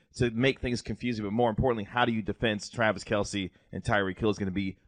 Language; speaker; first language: English; native; English